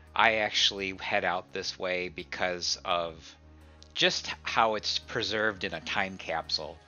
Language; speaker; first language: English; native; English